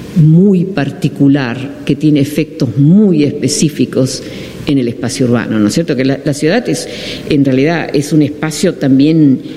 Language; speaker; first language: Spanish; non-native, fluent; Dutch